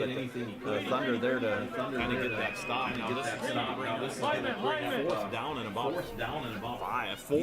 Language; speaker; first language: English; native; English